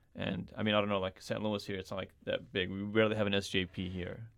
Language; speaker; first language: English; early bilingual, other home language; Arabic